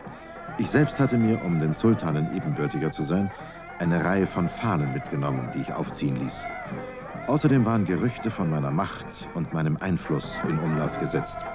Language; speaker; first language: German; native; German